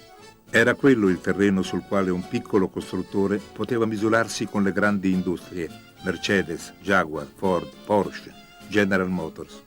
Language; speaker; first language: Italian; native; Italian